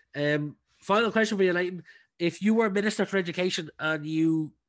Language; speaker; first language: English; native; English